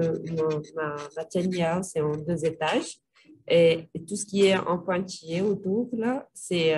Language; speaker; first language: French; non-native, local second language; Arabic